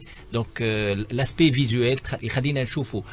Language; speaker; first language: Arabic; native; Arabic